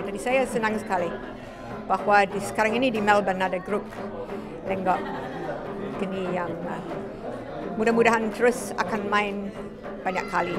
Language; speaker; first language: Indonesian; non-native, fluent; English